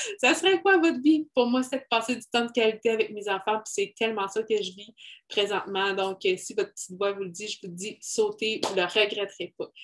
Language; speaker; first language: French; native; French